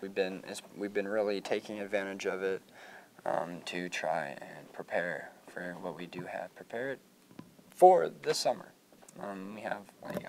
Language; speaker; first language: English; native; English